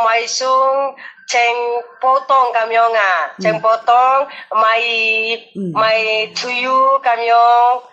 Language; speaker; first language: Cantonese; non-native, learner; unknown